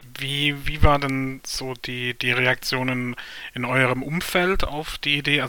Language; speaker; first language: German; native; German